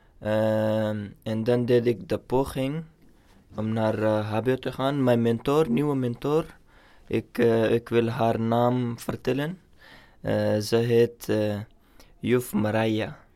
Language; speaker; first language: Dutch; non-native, learner; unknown